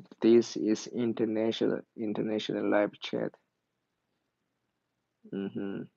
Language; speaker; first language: English; non-native, learner; Korean